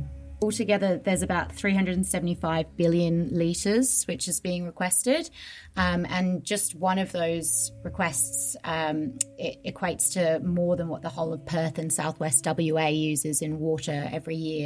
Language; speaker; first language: English; native; English